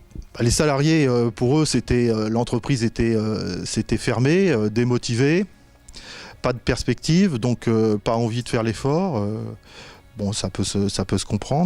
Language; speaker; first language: French; native; French